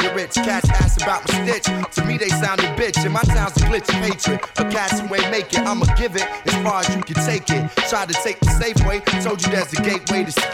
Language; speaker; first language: English; native; English